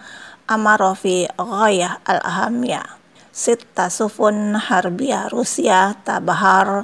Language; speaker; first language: Arabic; non-native, fluent; Indonesian